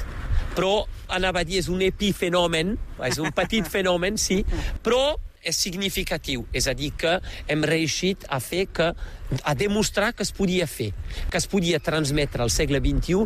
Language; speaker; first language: Catalan; native; Catalan